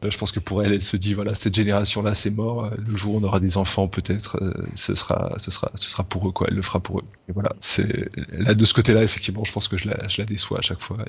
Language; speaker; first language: French; native; French